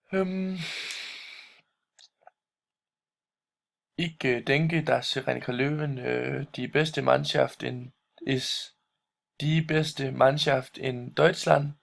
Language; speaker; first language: German; non-native, learner; Danish